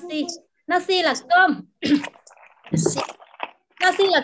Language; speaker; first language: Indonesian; non-native, fluent; Vietnamese